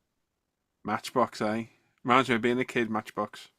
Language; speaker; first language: English; native; English